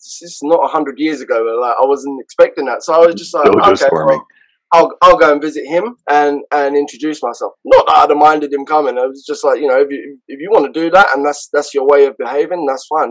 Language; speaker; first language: English; native; English